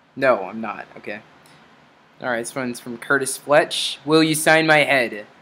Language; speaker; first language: English; native; English